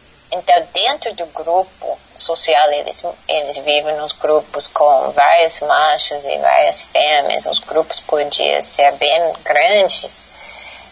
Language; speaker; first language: Portuguese; non-native, fluent; English